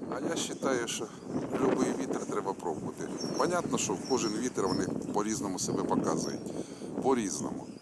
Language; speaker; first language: Ukrainian; non-native, local second language; Russian